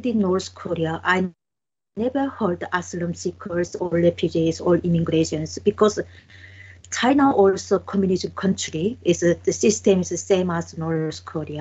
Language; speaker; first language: English; non-native, learner; Korean